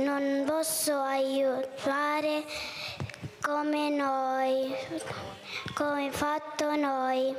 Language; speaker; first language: Italian; non-native, learner; Arabic